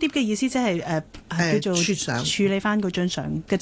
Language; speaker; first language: Cantonese; native; Cantonese